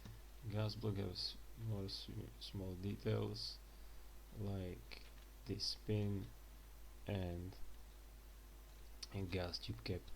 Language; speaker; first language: English; non-native, fluent; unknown